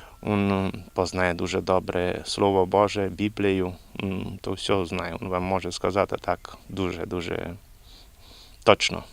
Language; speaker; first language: Ukrainian; early bilingual, heritage; Rusyn